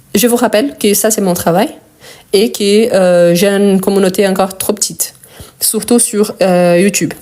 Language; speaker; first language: French; non-native, fluent; Portuguese